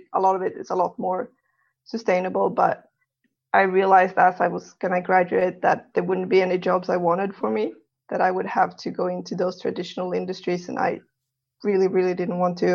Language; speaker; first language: English; non-native, fluent; Swedish